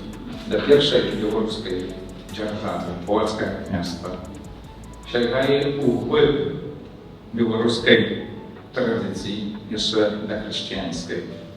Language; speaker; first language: Polish; non-native, learner; Belarusian